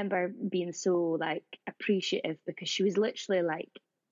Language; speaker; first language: English; native; English